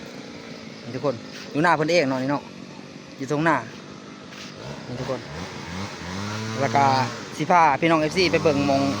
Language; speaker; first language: Thai; non-native, local second language; Lao